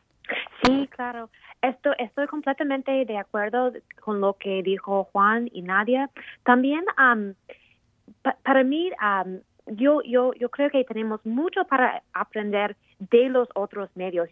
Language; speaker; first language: Spanish; non-native, fluent; English